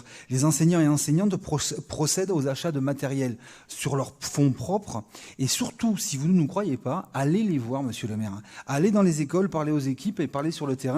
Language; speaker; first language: French; native; French